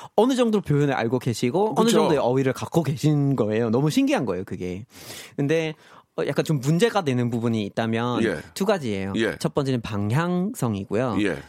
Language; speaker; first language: Korean; non-native, fluent; English